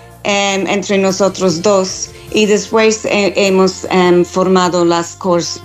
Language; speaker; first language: Spanish; non-native, fluent; English